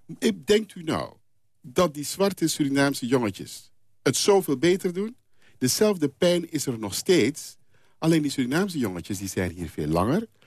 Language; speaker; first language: Dutch; non-native, local second language; Papiamento